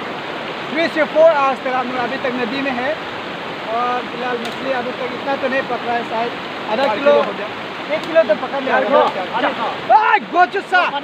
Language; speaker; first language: Hindi; non-native, local second language; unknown